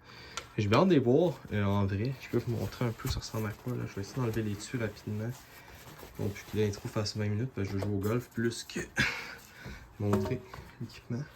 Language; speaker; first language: French; native; French